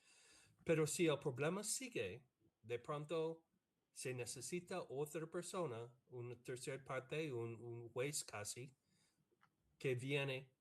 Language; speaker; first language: Spanish; non-native, fluent; English